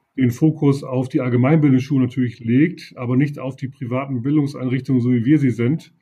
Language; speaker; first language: German; native; German